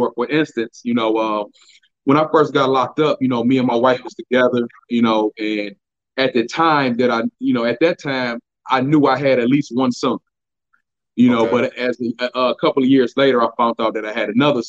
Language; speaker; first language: English; native; English